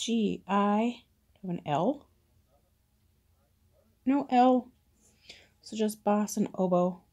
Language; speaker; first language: English; native; English